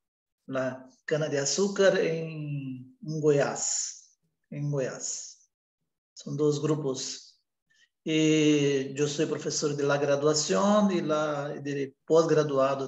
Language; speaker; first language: Spanish; non-native, learner; Portuguese